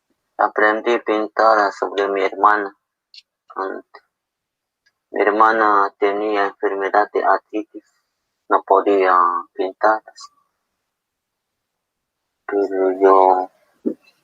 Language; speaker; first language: Spanish; non-native, local second language; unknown